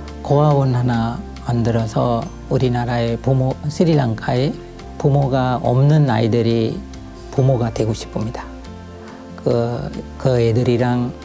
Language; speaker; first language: Korean; non-native, fluent; Sinhala